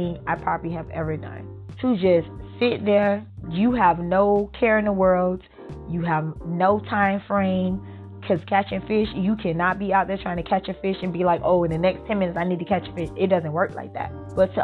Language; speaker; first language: English; native; English